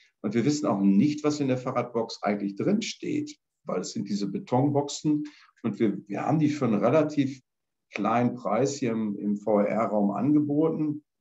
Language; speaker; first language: German; native; German